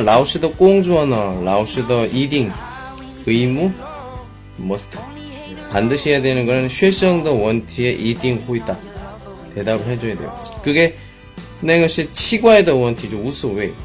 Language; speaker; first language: Chinese; non-native, learner; Korean